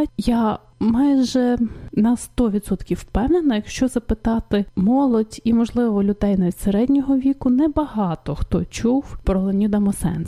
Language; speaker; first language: Ukrainian; native; Ukrainian